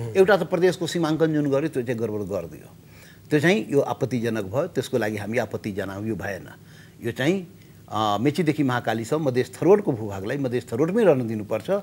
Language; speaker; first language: Nepali; non-native, local second language; Maithili